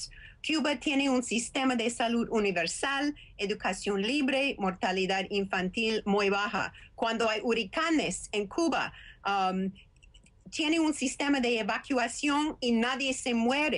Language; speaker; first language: Spanish; non-native, fluent; English